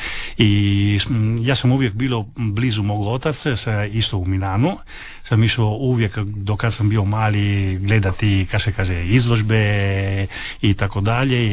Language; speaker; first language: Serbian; early bilingual, heritage; Italian